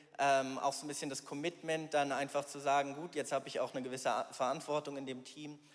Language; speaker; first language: German; native; German